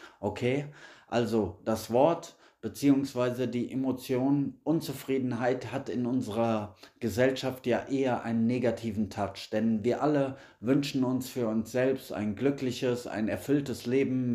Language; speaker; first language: German; native; German